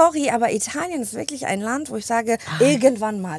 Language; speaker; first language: German; early bilingual, other home language; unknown